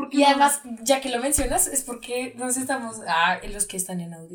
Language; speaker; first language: Spanish; native; Spanish